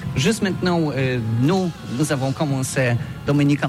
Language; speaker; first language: French; non-native, learner; Polish